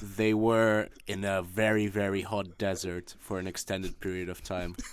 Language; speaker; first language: English; non-native, fluent; Russian